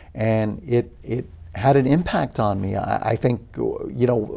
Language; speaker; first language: English; native; English